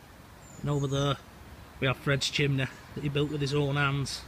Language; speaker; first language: English; native; English